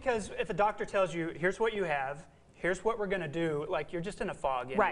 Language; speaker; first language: English; native; English